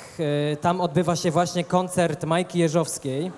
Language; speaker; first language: Polish; native; Polish